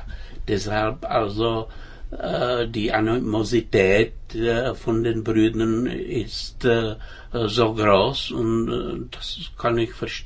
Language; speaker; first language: German; non-native, fluent; Czech